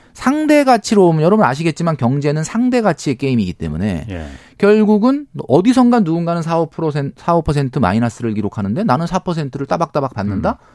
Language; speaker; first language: Korean; native; Korean